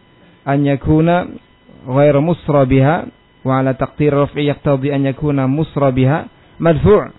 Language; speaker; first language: Arabic; non-native, fluent; Indonesian